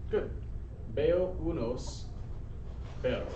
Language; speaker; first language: Spanish; non-native, fluent; English